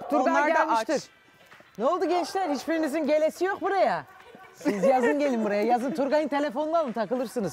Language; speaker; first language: Turkish; native; Turkish